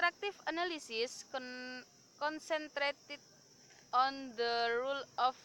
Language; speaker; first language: English; non-native, learner; Indonesian